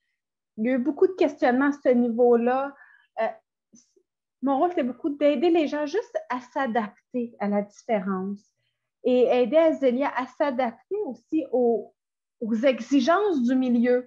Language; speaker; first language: French; native; French